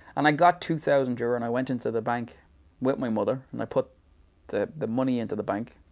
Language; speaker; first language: English; native; English